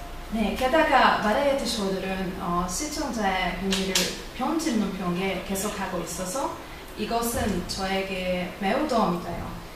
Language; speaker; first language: Korean; non-native, learner; Hungarian